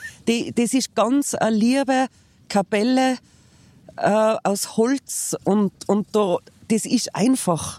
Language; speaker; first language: German; native; German